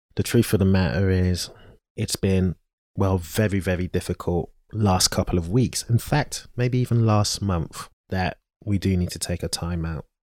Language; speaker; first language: English; native; English